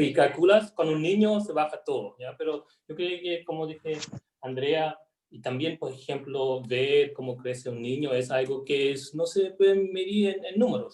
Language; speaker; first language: Spanish; non-native, fluent; German